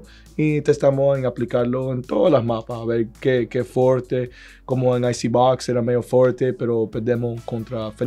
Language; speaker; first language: Portuguese; non-native, learner; Spanish